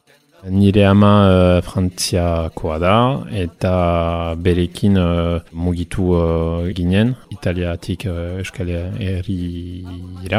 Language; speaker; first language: Basque; non-native, fluent; Italian